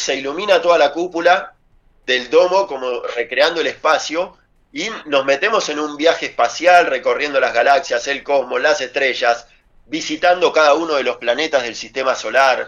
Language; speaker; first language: Spanish; native; Spanish